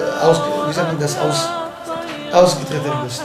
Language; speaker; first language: German; non-native, fluent; Arabic